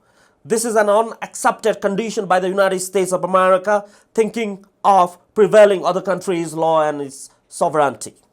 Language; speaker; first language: English; non-native, fluent; Nepali